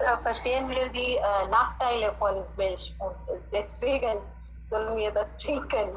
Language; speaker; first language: German; non-native, learner; Hindi